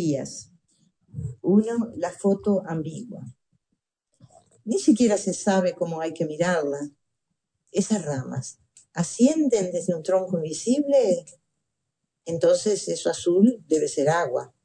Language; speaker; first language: Spanish; native; Spanish